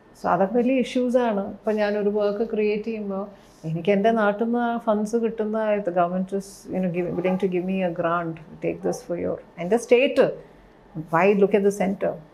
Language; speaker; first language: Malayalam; early bilingual, heritage; Malayalam